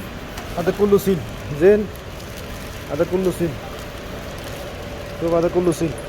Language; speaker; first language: Arabic; non-native, learner; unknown